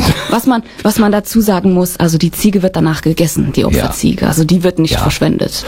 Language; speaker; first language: German; native; German